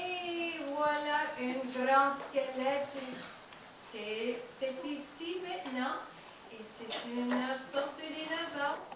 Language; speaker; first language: French; non-native, learner; English